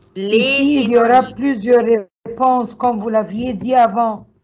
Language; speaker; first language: French; non-native, learner; Arabic